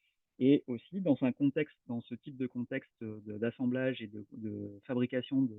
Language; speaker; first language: French; native; French